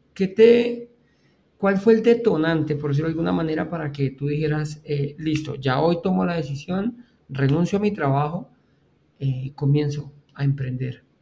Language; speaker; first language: Spanish; native; Spanish